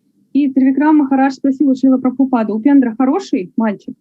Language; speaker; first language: Russian; native; Russian